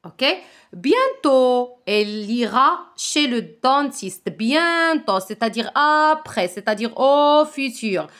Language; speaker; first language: French; non-native, local second language; Arabic